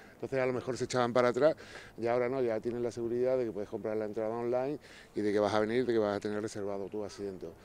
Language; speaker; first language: Spanish; native; Spanish